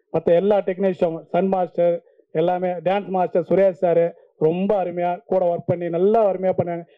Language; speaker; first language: Tamil; native; Tamil